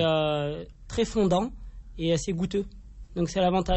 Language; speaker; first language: French; native; French